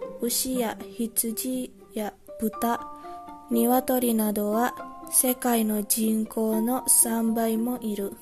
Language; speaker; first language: Japanese; non-native, learner; Indonesian